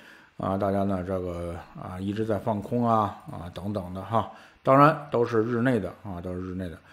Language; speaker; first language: Chinese; native; Chinese